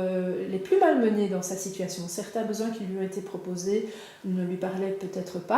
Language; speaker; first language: French; native; French